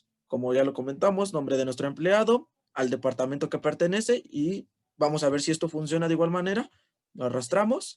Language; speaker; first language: Spanish; native; Spanish